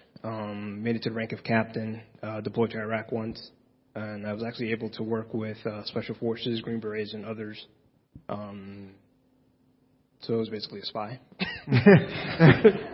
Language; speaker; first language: English; early bilingual, other home language; Spanish